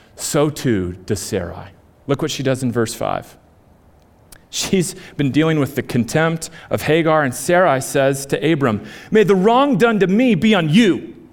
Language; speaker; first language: English; native; English